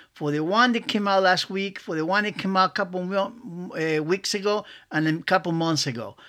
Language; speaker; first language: English; non-native, fluent; Spanish